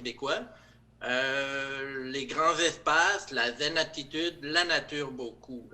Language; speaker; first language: French; native; French